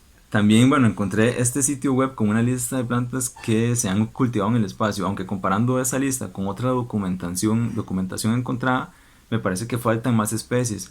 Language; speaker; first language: Spanish; native; Spanish